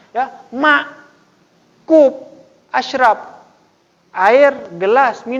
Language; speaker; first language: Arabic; non-native, fluent; Indonesian